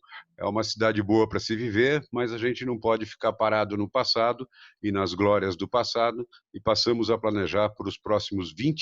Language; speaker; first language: Portuguese; native; Portuguese